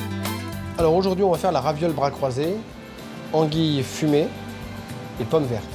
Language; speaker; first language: French; native; French